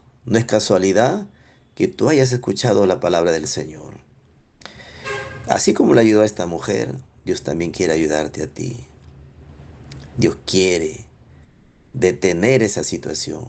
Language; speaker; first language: Spanish; native; Spanish